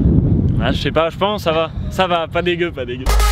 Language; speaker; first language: French; native; French